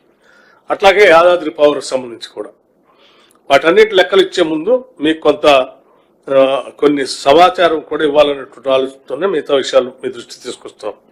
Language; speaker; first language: Telugu; native; Telugu